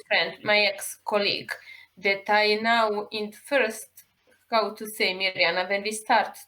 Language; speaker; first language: English; non-native, learner; Serbian